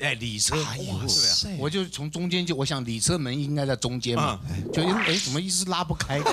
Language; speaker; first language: Chinese; native; Chinese